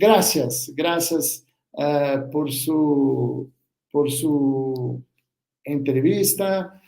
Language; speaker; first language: Spanish; non-native, learner; Portuguese